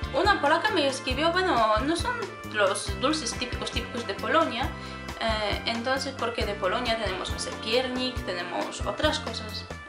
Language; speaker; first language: Spanish; non-native, fluent; Polish